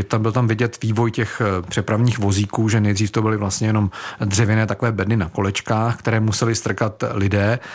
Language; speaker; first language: Czech; native; Czech